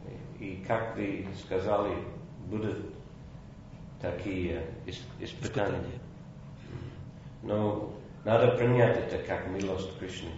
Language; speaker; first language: Russian; non-native, fluent; English